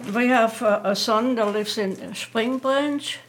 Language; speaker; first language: English; non-native, fluent; German